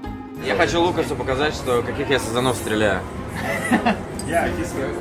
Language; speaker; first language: Russian; native; Russian